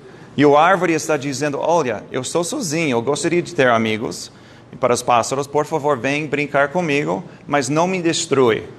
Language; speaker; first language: Portuguese; non-native, fluent; English